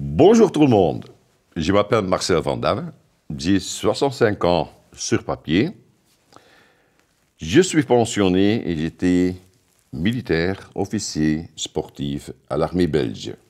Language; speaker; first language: French; non-native, local second language; Dutch